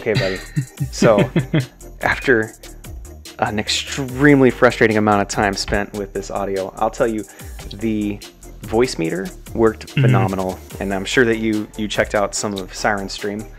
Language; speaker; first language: English; native; English